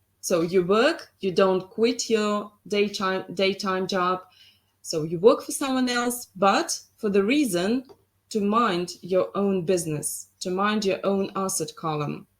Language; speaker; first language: English; non-native, fluent; Russian